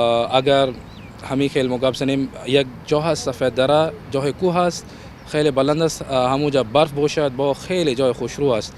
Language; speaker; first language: Persian; non-native, learner; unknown